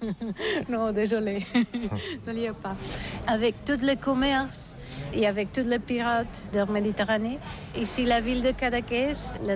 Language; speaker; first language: French; non-native, learner; Catalan